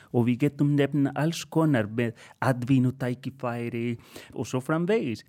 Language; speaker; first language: Icelandic; non-native, fluent; Spanish